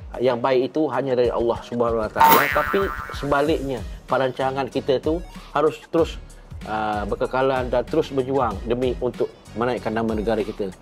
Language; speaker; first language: Malay; native; Malay